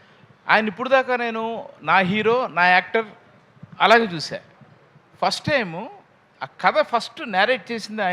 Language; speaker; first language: Telugu; native; Telugu